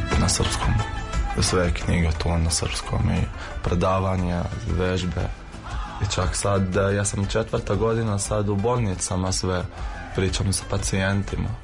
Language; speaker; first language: Croatian; non-native, fluent; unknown